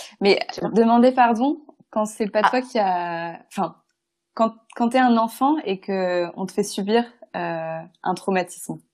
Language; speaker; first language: French; native; French